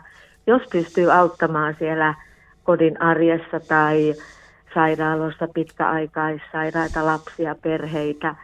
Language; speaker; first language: Finnish; native; Finnish